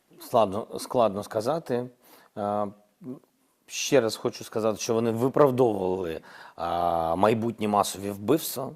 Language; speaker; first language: Ukrainian; non-native, local second language; Russian